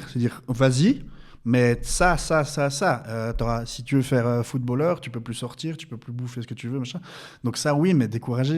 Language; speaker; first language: French; native; French